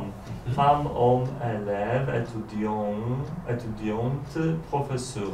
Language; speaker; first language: French; non-native, learner; Polish